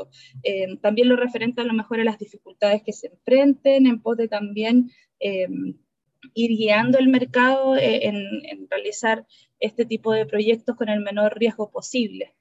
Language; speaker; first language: Spanish; native; Spanish